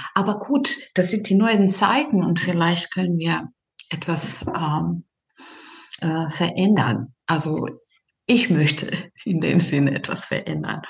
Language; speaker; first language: German; non-native, fluent; Serbian